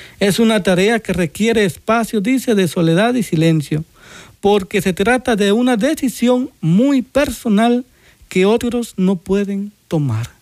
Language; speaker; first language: Spanish; native; Spanish